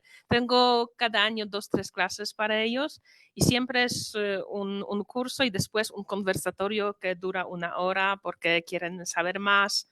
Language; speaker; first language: Spanish; non-native, fluent; Polish